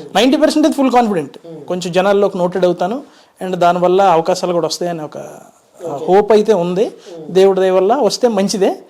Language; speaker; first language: Telugu; native; Telugu